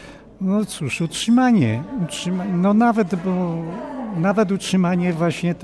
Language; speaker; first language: Polish; non-native, local second language; Ukrainian